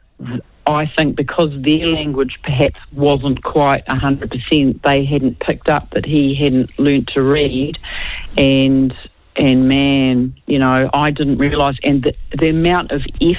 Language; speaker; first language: English; native; English